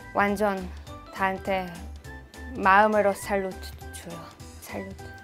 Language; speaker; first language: Korean; non-native, learner; Hebrew